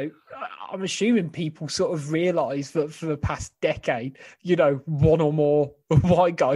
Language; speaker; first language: English; native; English